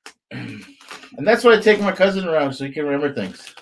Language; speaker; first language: English; native; English